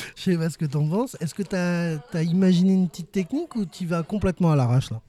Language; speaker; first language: French; native; French